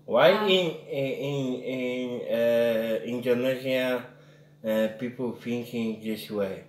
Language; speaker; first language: English; non-native, learner; Polish